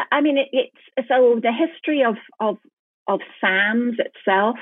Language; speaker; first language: English; native; English